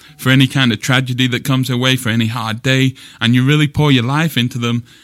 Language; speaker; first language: English; native; English